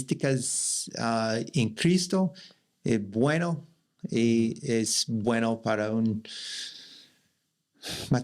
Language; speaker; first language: Spanish; non-native, learner; English